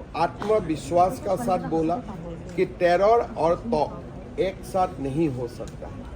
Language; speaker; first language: Hindi; non-native, local second language; Assamese